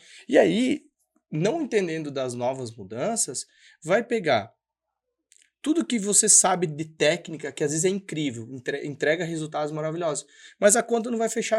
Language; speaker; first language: Portuguese; native; Portuguese